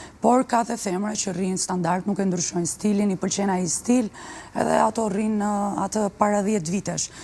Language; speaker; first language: Albanian; early bilingual, heritage; Albanian